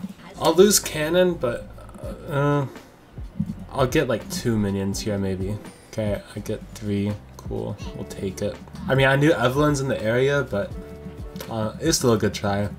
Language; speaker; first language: English; native; English